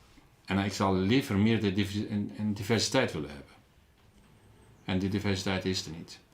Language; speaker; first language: Dutch; early bilingual, other home language; Turkish